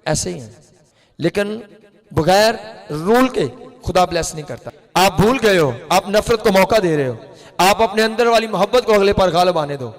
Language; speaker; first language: Urdu; non-native, local second language; Punjabi